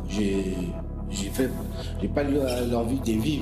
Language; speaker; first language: French; non-native, local second language; Morisyen